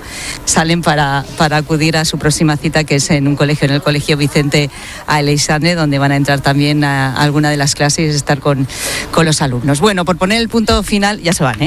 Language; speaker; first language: Spanish; native; Spanish